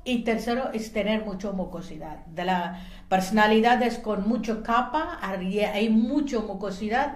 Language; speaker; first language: Spanish; non-native, learner; Hindi